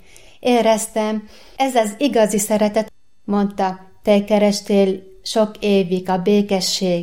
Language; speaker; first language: Hungarian; non-native, learner; Arabic